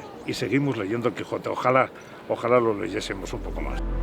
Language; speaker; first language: Spanish; native; Spanish